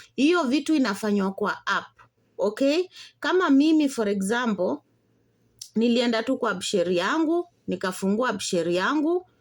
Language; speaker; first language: Swahili; non-native, local second language; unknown